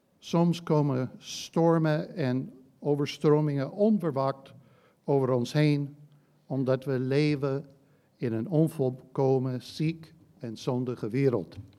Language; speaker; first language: Dutch; non-native, fluent; English